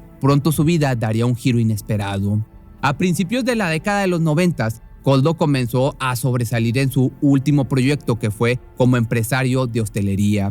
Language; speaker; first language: Spanish; native; Spanish